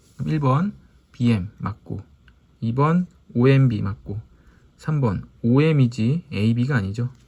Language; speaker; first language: Korean; native; Korean